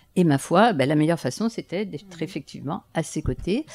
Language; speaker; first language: French; native; French